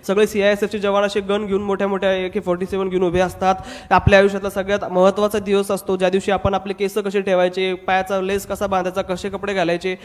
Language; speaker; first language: Marathi; non-native, local second language; Hindi